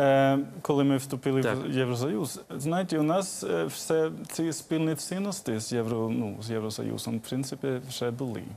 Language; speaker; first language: Ukrainian; non-native, fluent; Swedish